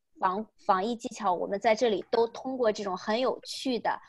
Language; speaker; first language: Chinese; native; Chinese